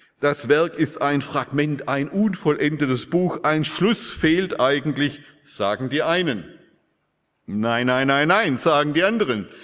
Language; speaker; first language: German; native; German